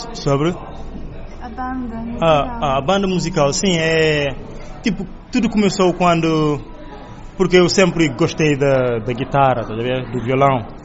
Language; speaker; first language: Portuguese; non-native, local second language; Kabuverdianu